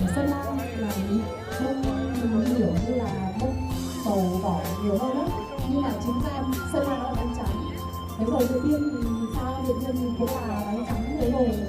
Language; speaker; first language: Vietnamese; non-native, local second language; Hmong